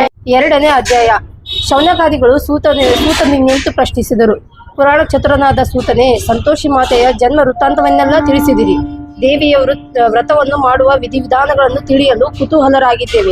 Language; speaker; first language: Kannada; native; Kannada